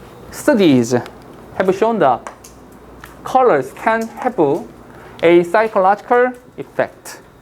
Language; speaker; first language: English; non-native, fluent; Korean